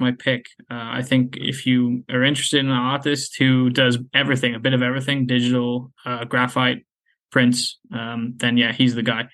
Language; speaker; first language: English; native; English